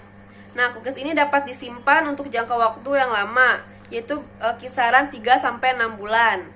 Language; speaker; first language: Indonesian; native; Indonesian